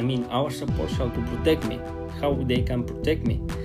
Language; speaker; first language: English; non-native, learner; Spanish